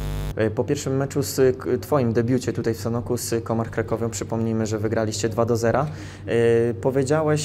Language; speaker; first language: Polish; native; Polish